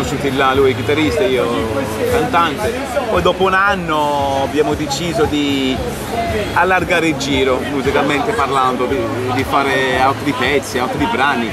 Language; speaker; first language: Italian; non-native, fluent; English